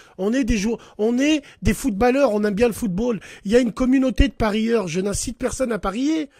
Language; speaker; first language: French; early bilingual, other home language; Arabic